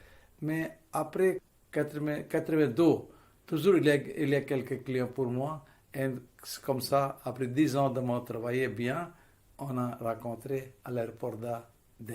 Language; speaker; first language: French; non-native, fluent; Hindi